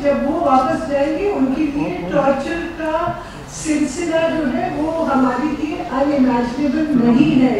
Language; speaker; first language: Urdu; native; Urdu